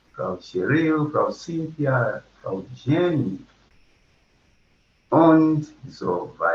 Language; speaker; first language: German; non-native, fluent; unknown